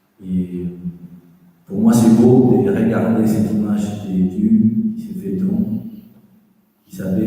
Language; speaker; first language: French; non-native, fluent; Spanish